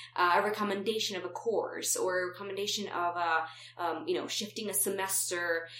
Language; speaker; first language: English; non-native, fluent; Romanian